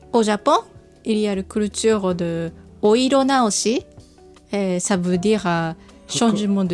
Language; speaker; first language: French; non-native, learner; Japanese